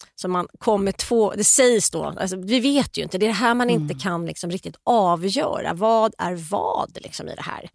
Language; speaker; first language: Swedish; native; Swedish